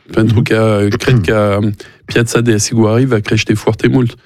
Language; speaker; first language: Romanian; non-native, learner; French